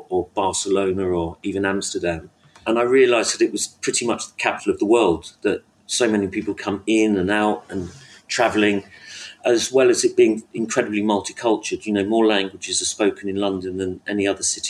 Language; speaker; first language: English; native; English